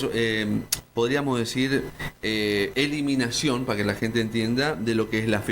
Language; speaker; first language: Spanish; native; Spanish